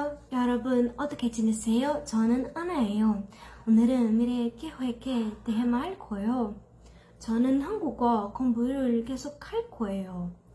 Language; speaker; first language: Korean; non-native, learner; Portuguese